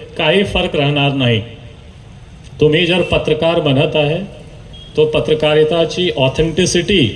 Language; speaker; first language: Marathi; non-native, fluent; Hindi